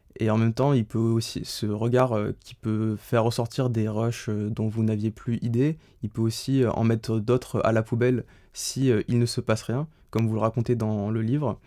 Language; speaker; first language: French; native; French